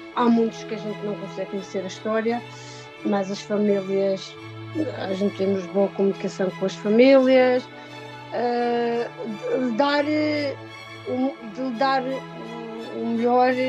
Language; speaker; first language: Portuguese; native; Portuguese